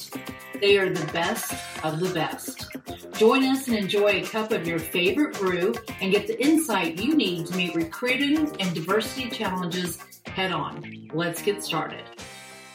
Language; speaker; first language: English; native; English